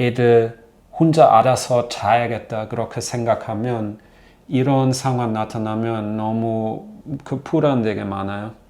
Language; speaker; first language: Korean; non-native, learner; German